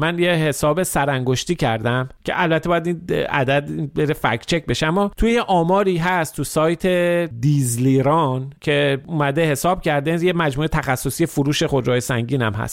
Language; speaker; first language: Persian; native; Persian